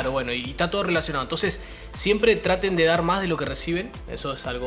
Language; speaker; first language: Spanish; native; Spanish